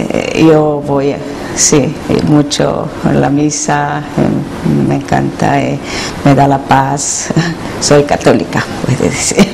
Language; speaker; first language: Spanish; non-native, learner; Korean